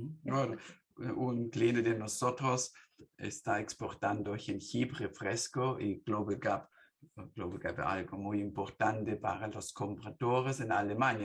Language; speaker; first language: Spanish; non-native, fluent; German